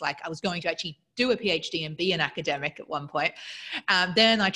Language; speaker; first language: English; native; English